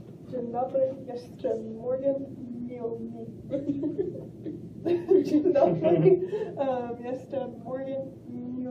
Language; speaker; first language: Polish; non-native, learner; English